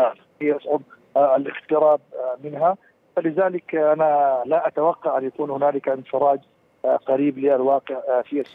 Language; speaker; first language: Arabic; native; Arabic